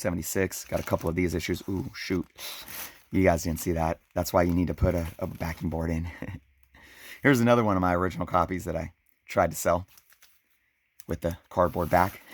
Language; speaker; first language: English; native; English